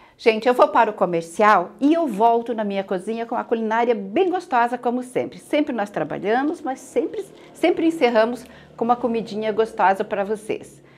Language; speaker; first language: Portuguese; native; Portuguese